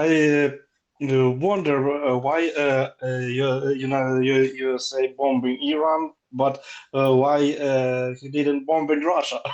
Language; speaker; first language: English; non-native, learner; Ukrainian